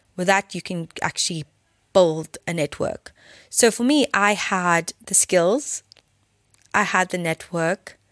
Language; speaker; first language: English; native; English